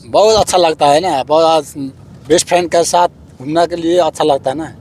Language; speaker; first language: Hindi; non-native, learner; Nepali